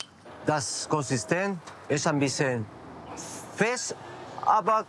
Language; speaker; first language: German; non-native, learner; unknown